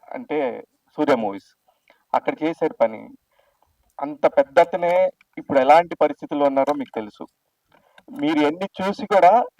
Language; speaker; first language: Telugu; native; Telugu